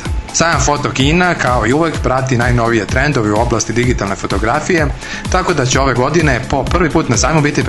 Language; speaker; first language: Serbian; native; Serbian